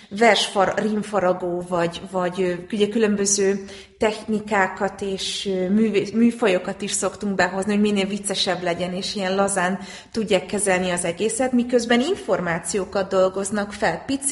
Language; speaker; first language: Hungarian; native; Hungarian